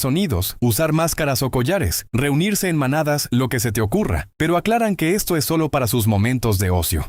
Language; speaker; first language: Spanish; native; Spanish